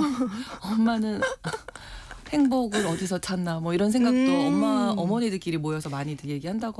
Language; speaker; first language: Korean; native; Korean